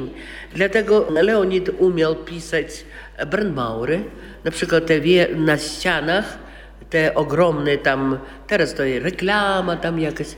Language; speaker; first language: Polish; non-native, local second language; Russian